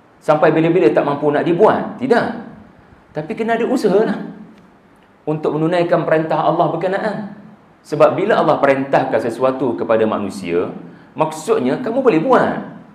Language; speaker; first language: Malay; native; Malay